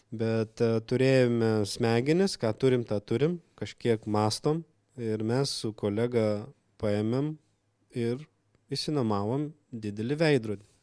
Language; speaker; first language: Lithuanian; non-native, local second language; Russian